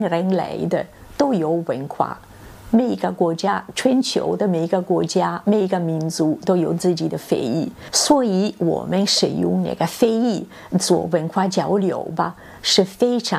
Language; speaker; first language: Chinese; non-native, fluent; Italian